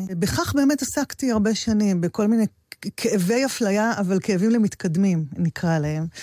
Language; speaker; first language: Hebrew; native; Hebrew